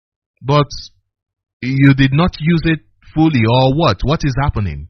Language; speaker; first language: English; non-native, local second language; Igbo